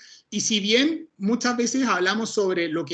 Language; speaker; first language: Spanish; native; Spanish